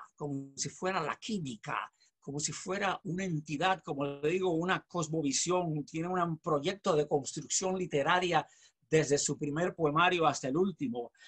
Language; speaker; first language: Spanish; native; Spanish